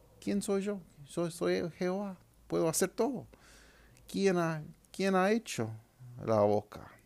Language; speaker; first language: Spanish; non-native, fluent; English